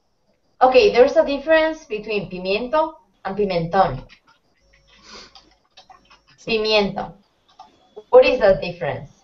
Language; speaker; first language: English; non-native, fluent; Spanish